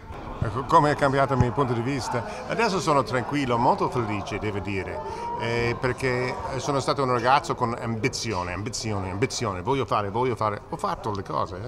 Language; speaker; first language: Italian; non-native, fluent; English